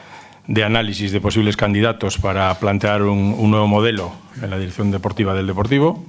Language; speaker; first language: Spanish; native; Spanish